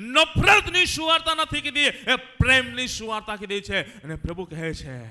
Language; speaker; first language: Gujarati; non-native, local second language; Gamit